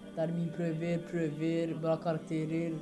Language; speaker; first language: Norwegian; early bilingual, other home language; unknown